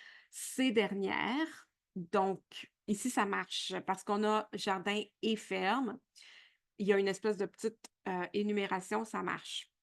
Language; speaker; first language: French; native; French